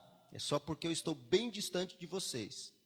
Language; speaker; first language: Portuguese; native; Portuguese